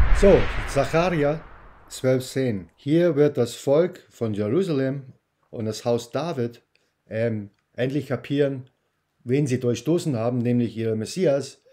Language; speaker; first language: German; non-native, fluent; English